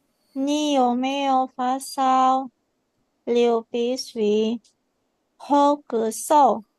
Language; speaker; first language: Chinese; non-native, learner; Indonesian